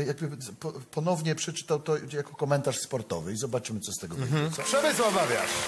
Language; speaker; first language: Polish; native; Polish